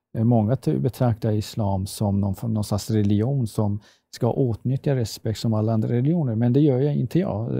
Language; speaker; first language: Swedish; non-native, fluent; Persian